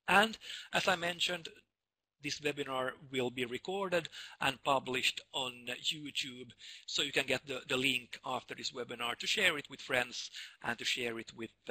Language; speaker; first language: English; non-native, fluent; Finnish